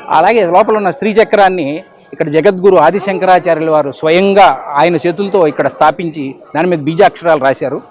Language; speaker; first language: Telugu; native; Telugu